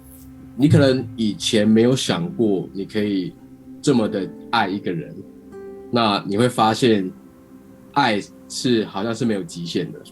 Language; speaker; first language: Chinese; native; Chinese